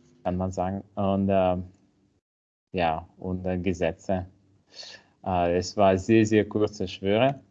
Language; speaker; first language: German; non-native, learner; Italian